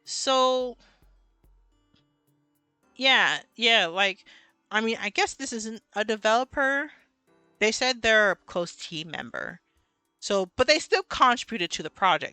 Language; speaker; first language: English; native; English